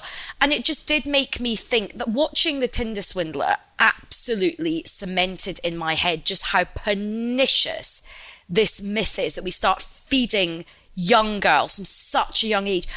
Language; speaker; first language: English; native; English